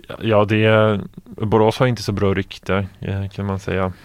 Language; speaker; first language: Swedish; non-native, fluent; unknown